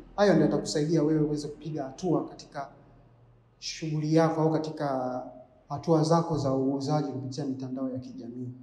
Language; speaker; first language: Swahili; native; Swahili